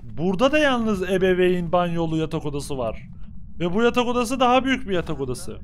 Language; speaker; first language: Turkish; native; Turkish